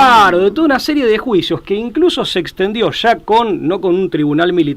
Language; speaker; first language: Spanish; native; Spanish